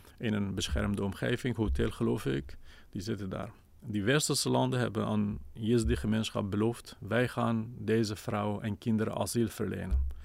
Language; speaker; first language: Dutch; non-native, fluent; Kurdish